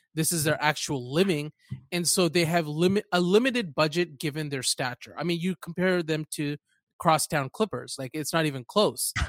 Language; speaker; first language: English; early bilingual, other home language; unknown